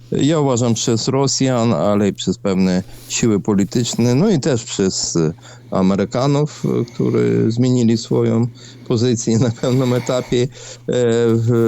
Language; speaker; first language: Polish; non-native, fluent; Ukrainian